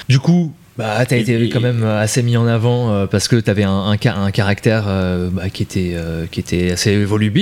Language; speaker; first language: French; native; French